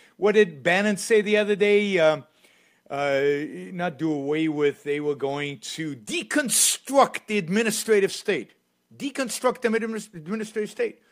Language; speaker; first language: English; native; English